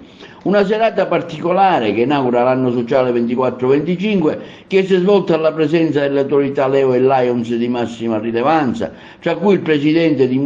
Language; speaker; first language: Italian; native; Italian